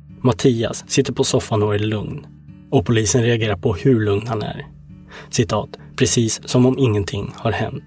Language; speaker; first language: Swedish; native; Swedish